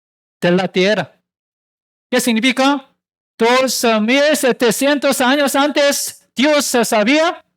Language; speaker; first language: Spanish; non-native, learner; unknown